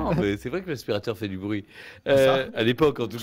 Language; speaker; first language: French; native; French